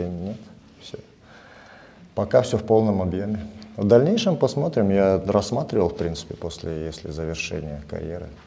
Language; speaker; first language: Russian; native; Russian